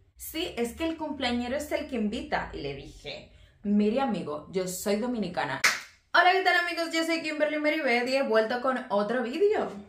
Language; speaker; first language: Spanish; native; Spanish